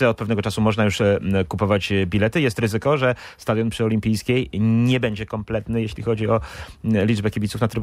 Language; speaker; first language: Polish; native; Polish